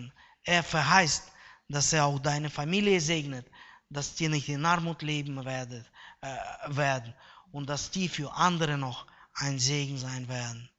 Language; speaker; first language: German; non-native, fluent; Russian